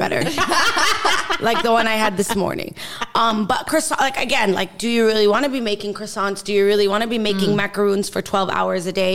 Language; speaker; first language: English; native; English